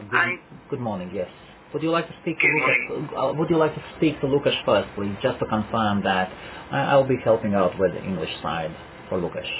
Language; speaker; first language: English; non-native, fluent; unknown